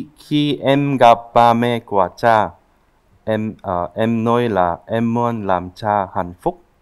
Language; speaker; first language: Vietnamese; non-native, learner; Korean